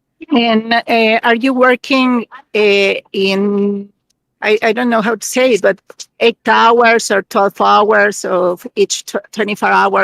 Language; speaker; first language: English; non-native, learner; Spanish